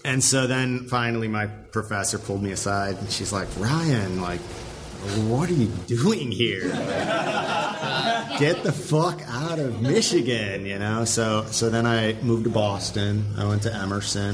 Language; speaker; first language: English; native; English